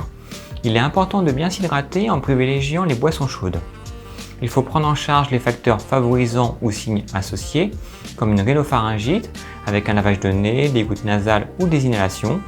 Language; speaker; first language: French; native; French